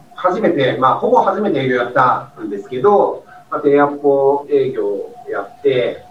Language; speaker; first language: Japanese; native; Japanese